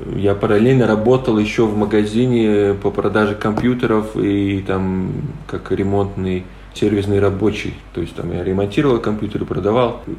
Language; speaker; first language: Russian; non-native, local second language; Polish